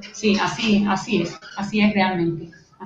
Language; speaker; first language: Spanish; native; Spanish